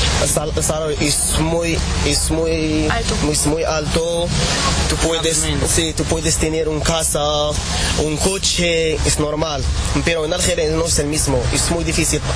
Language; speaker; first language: Spanish; non-native, learner; Arabic